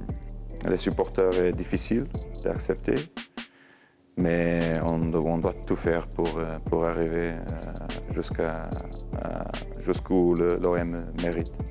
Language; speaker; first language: French; non-native, learner; Portuguese